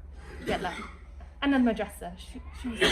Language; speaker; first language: Arabic; non-native, learner; English